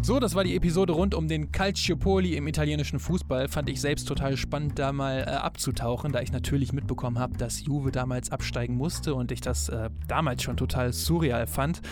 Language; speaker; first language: German; native; German